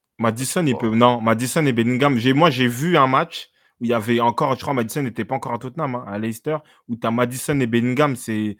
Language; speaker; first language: French; native; French